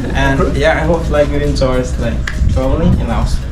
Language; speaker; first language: English; non-native, learner; Lao